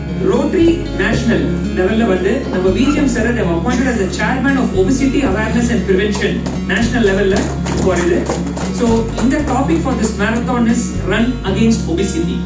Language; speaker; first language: English; non-native, local second language; Tamil